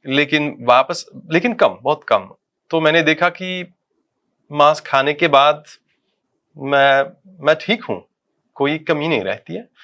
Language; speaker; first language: Hindi; non-native, fluent; Dutch